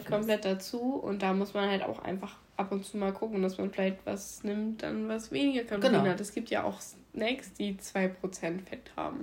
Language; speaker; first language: German; native; German